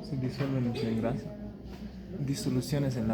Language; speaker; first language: Spanish; native; Spanish